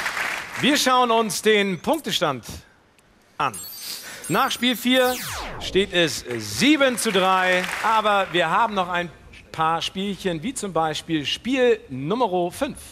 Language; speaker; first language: German; native; German